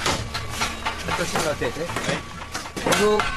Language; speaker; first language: French; native; French